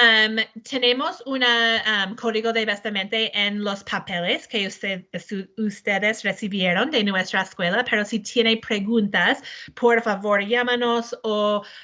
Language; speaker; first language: Spanish; non-native, learner; English